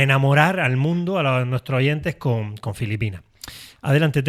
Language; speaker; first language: Spanish; native; Spanish